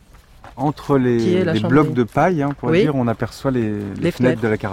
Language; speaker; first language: French; native; French